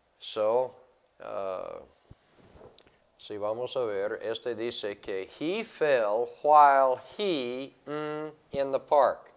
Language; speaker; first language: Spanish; non-native, fluent; English